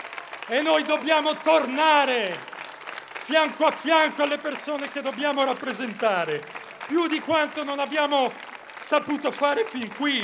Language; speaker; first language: Italian; native; Italian